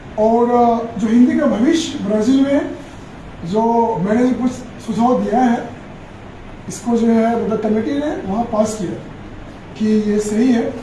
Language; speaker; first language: Hindi; native; Hindi